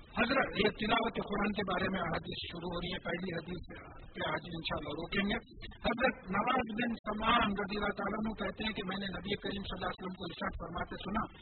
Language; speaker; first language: Urdu; native; Urdu